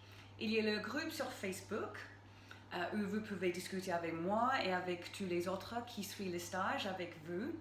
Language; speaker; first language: French; non-native, fluent; English